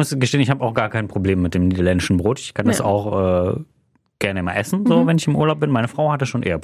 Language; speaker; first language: German; native; German